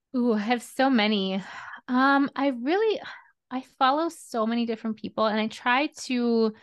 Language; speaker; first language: English; early bilingual, other home language; Russian